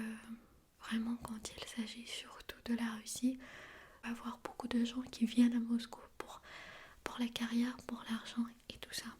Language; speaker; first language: French; non-native, fluent; Armenian